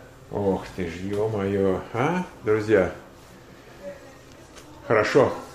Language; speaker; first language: Russian; native; Russian